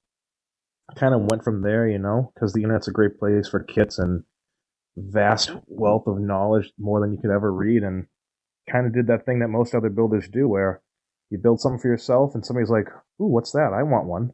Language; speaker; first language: English; native; English